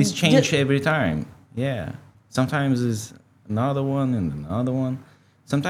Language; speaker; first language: English; non-native, learner; Russian